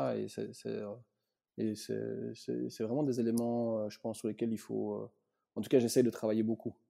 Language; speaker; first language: French; native; French